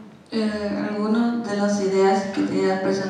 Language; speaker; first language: Spanish; non-native, learner; English